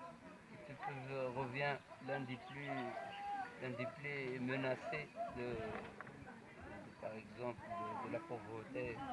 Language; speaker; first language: French; non-native, learner; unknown